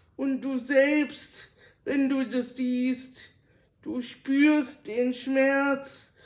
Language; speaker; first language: German; native; German